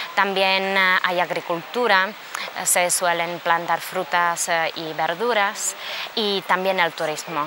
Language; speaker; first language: Spanish; non-native, fluent; Czech